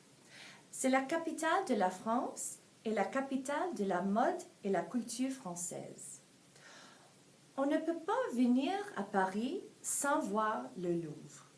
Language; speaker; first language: French; non-native, fluent; English